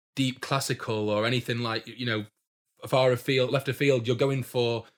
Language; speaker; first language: English; native; English